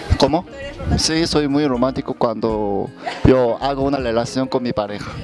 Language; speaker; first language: Spanish; non-native, learner; Korean